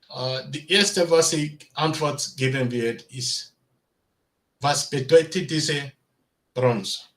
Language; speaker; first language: German; non-native, learner; Bini